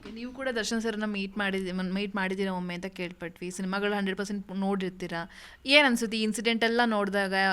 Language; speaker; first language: Kannada; native; Kannada